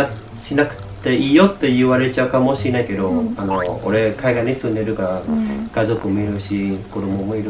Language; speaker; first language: Japanese; non-native, fluent; Vietnamese